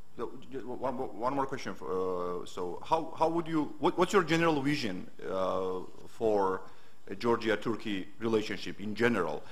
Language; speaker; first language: English; non-native, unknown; Georgian